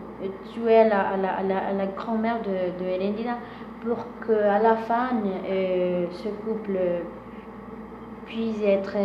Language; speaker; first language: French; non-native, fluent; Spanish